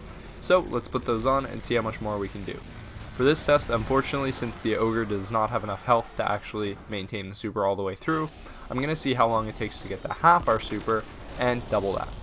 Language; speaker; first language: English; native; English